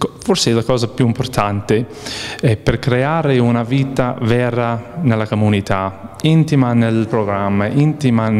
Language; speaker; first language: Italian; non-native, fluent; English